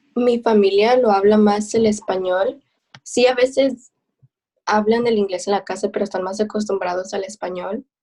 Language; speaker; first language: Spanish; early bilingual, heritage; Spanish